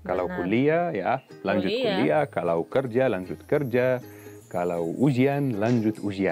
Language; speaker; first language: Indonesian; non-native, fluent; Arabic